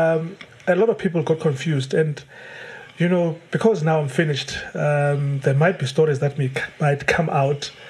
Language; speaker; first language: English; non-native, local second language; Xhosa